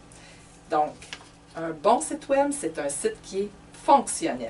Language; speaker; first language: French; native; French